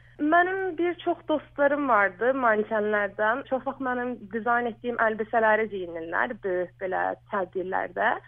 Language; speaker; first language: Azerbaijani; early bilingual, heritage; Azerbaijani